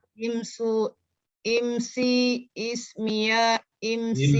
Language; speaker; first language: Arabic; non-native, learner; Indonesian